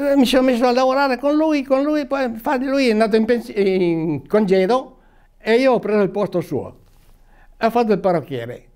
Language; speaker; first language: Italian; native; Italian